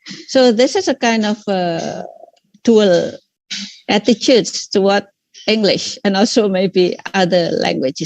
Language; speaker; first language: English; non-native, fluent; Indonesian